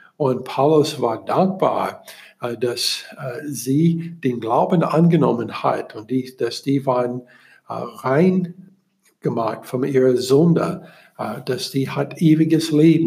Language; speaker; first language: German; non-native, learner; English